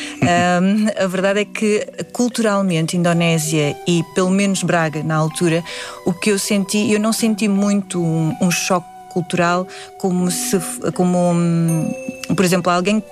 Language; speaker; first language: Portuguese; early bilingual, other home language; Indonesian